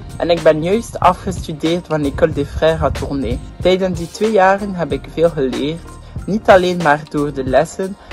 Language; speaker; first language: Dutch; non-native, local second language; French